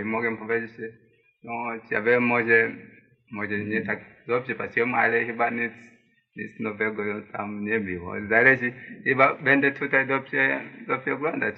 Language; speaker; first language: Polish; non-native, learner; Swahili